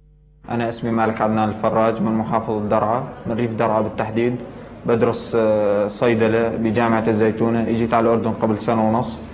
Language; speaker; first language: Arabic; native; Arabic